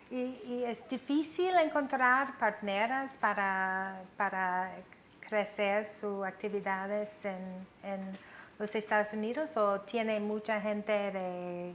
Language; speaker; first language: Spanish; non-native, fluent; English